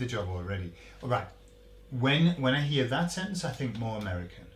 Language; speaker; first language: English; native; English